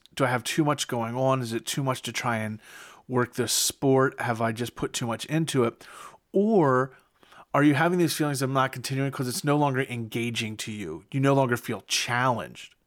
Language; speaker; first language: English; native; English